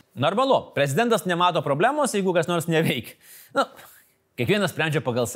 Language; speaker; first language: Lithuanian; native; Lithuanian